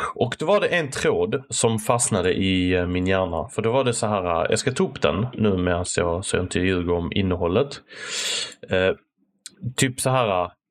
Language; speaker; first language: Swedish; early bilingual, other home language; Arabic